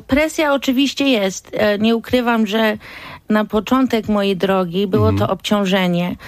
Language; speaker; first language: Polish; early bilingual, heritage; Polish